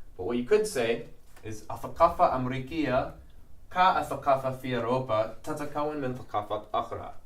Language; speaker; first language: Arabic; non-native, learner; English